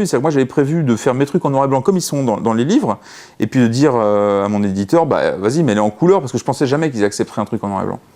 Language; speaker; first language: French; native; French